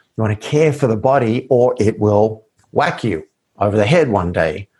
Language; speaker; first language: English; native; English